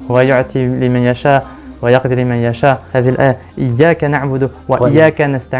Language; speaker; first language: Arabic; non-native, learner; French